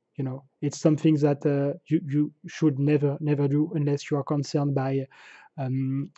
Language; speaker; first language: English; non-native, fluent; French